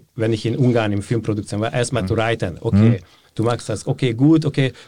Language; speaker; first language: German; non-native, fluent; Hungarian